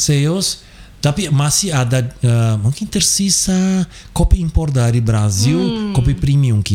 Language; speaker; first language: Indonesian; non-native, fluent; Portuguese